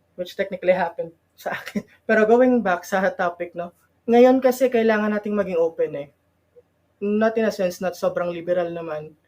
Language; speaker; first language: Filipino; non-native, local second language; Hiligaynon